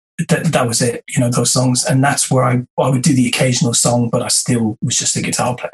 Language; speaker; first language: English; native; English